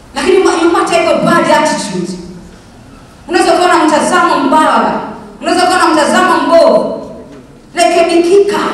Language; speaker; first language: English; non-native, local second language; Swahili